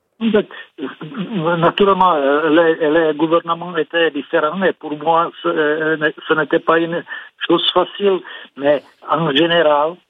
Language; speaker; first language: French; non-native, fluent; Czech